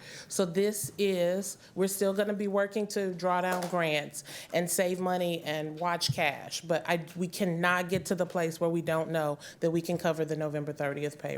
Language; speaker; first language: English; native; English